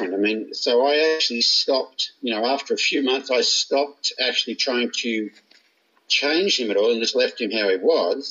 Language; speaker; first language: English; native; English